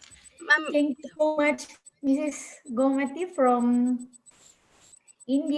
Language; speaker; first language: English; non-native, learner; Indonesian